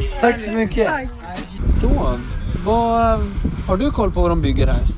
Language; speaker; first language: Swedish; native; Swedish